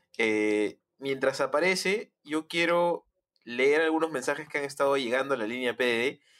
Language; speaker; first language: Spanish; native; Spanish